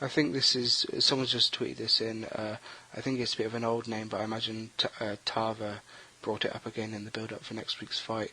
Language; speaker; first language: English; native; English